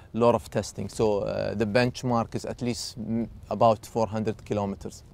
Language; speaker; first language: English; non-native, fluent; Arabic